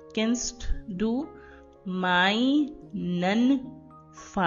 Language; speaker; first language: German; non-native, fluent; Hindi